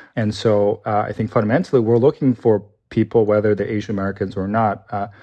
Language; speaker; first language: English; early bilingual, other home language; Chinese